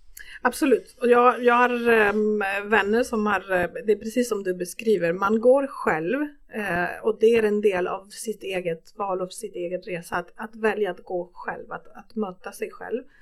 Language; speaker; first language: Swedish; non-native, fluent; Spanish